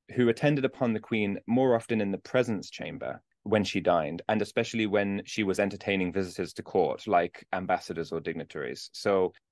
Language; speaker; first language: English; native; English